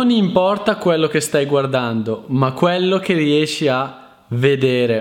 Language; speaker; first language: Italian; native; Italian